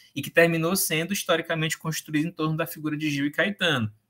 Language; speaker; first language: Portuguese; native; Portuguese